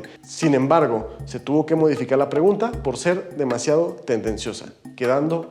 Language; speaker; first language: Spanish; native; Spanish